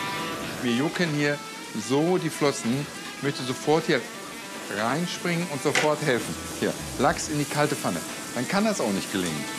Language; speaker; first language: German; native; German